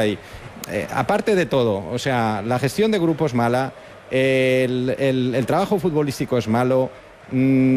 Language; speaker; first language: Spanish; native; Spanish